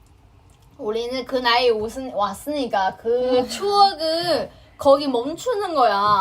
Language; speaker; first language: Korean; non-native, fluent; Thai